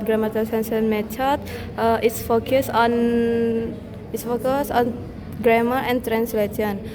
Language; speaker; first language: English; non-native, learner; Indonesian